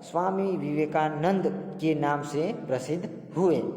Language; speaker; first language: Hindi; non-native, local second language; Gujarati